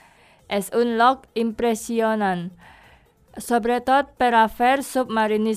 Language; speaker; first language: Catalan; non-native, learner; Indonesian